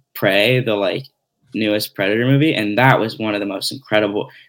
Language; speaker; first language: English; native; English